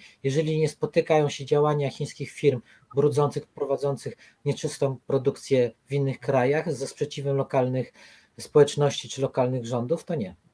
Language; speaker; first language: Polish; native; Polish